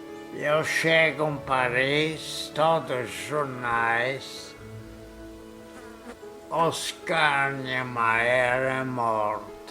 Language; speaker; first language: Portuguese; non-native, fluent; Polish